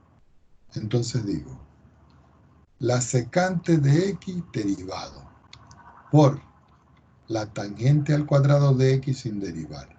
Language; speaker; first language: Spanish; native; Spanish